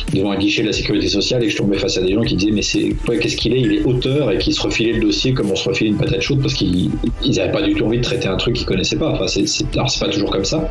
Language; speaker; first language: French; native; French